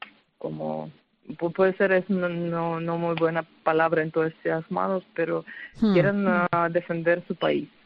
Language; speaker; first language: Spanish; non-native, fluent; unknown